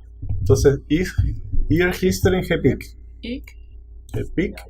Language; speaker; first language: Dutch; non-native, learner; Spanish